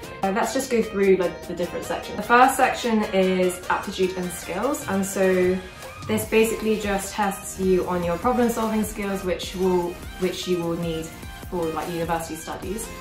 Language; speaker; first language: English; early bilingual, other home language; Korean